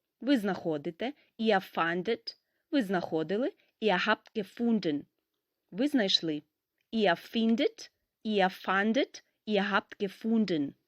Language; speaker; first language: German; non-native, fluent; Ukrainian